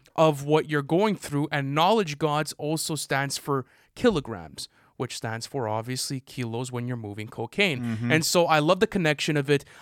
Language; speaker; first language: English; native; English